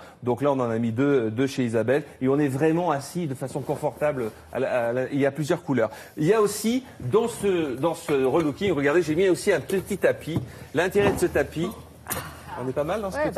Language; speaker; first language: French; native; French